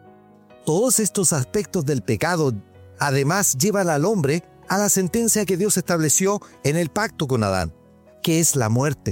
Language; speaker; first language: Spanish; native; Spanish